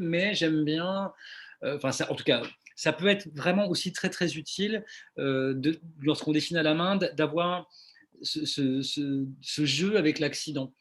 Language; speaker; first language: French; native; French